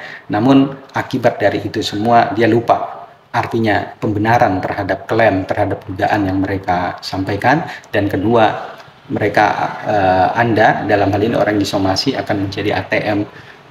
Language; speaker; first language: Indonesian; native; Indonesian